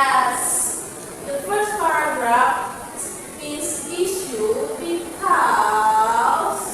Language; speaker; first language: English; non-native, fluent; Indonesian